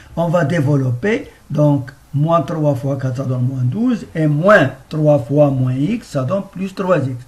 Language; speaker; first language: French; non-native, local second language; Arabic